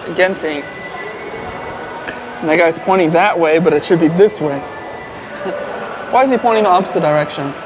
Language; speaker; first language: English; native; English